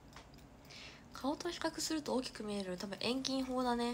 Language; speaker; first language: Japanese; native; Japanese